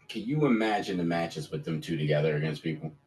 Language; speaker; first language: English; native; English